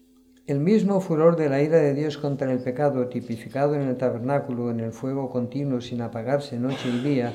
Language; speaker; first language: Spanish; native; Spanish